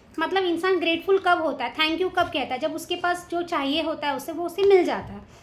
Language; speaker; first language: Hindi; native; Hindi